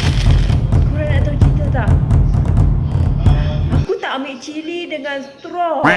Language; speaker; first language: Malay; native; Malay